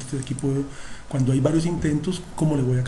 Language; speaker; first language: Spanish; native; Spanish